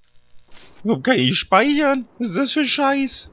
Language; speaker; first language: German; native; German